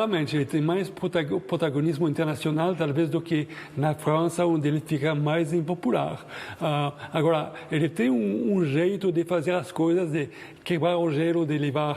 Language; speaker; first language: Portuguese; non-native, fluent; French